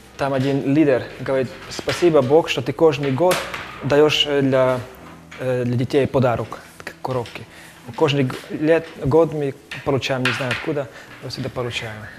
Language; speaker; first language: Russian; non-native, local second language; Romany